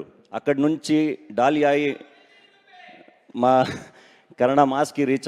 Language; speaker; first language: Telugu; non-native, learner; Kannada